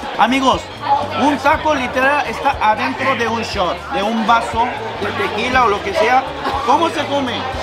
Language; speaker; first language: Spanish; non-native, fluent; Korean